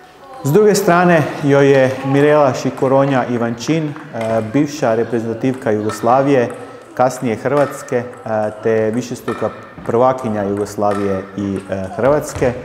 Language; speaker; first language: Croatian; native; Croatian